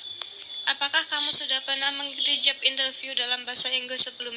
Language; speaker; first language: Indonesian; native; Indonesian